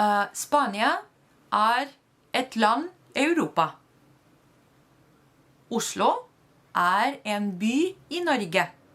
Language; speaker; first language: Norwegian; non-native, fluent; Spanish